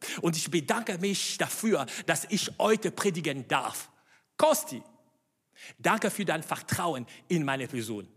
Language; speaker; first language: German; non-native, fluent; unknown